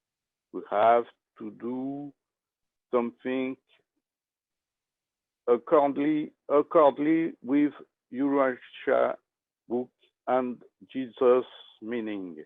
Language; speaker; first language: English; non-native, learner; French